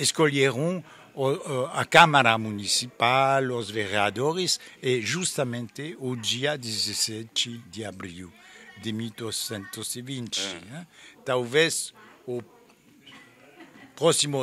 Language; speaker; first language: Portuguese; non-native, fluent; French